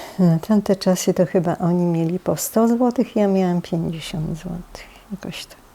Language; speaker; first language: Polish; native; Polish